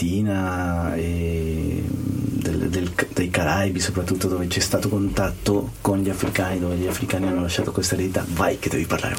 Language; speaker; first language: Italian; non-native, fluent; Spanish